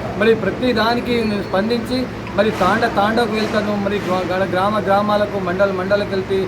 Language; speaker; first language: Telugu; non-native, local second language; Lambadi